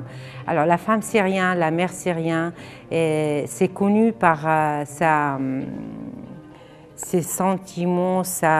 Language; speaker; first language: French; non-native, fluent; Arabic